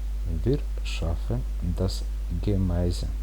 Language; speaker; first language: German; non-native, fluent; Bosnian